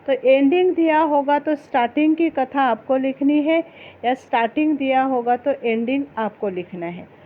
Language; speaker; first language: Hindi; non-native, local second language; Marathi